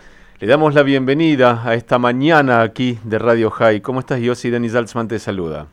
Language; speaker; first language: Spanish; native; Spanish